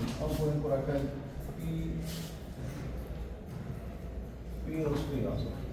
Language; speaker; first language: Spanish; native; Spanish